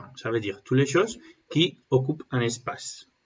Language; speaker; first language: French; non-native, learner; Spanish